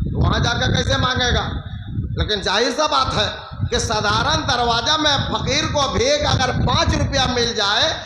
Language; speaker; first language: Urdu; non-native, local second language; Bangla